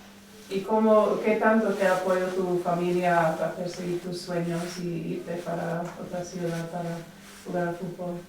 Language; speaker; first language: Spanish; non-native, fluent; English